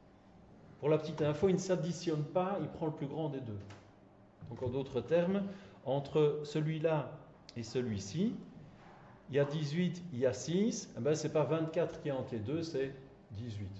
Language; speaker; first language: French; native; French